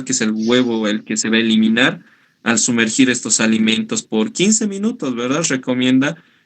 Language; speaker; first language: Spanish; native; Spanish